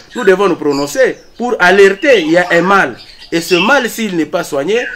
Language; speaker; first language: French; non-native, local second language; Swahili